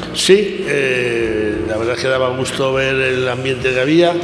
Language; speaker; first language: Spanish; native; Spanish